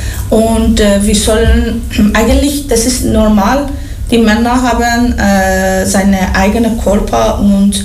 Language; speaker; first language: German; non-native, learner; Persian